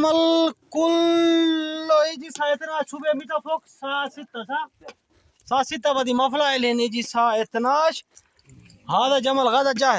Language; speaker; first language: Arabic; non-native, learner; Saraiki